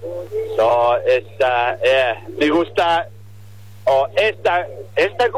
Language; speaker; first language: Spanish; non-native, learner; English